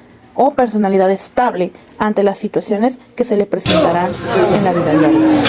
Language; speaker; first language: Spanish; native; Spanish